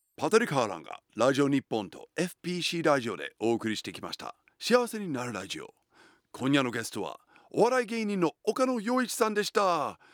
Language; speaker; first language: Japanese; non-native, fluent; English